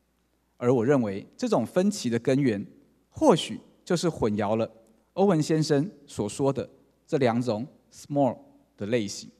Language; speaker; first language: Chinese; native; Chinese